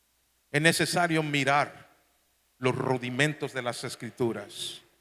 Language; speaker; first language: Spanish; native; Spanish